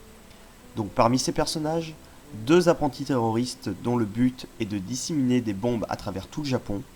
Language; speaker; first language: French; native; French